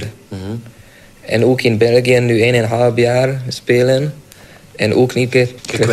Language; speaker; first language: Dutch; non-native, learner; Hungarian